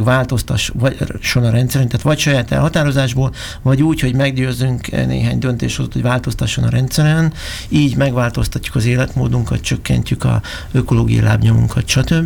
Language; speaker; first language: Hungarian; native; Hungarian